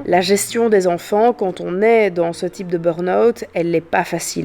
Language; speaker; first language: French; native; French